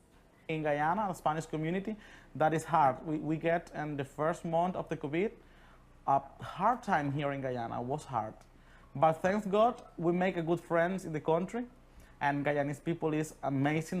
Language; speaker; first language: English; non-native, learner; Spanish